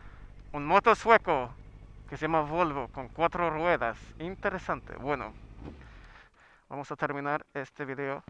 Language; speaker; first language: Spanish; non-native, fluent; Swedish